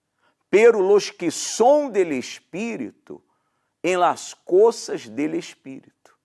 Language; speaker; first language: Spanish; non-native, learner; Portuguese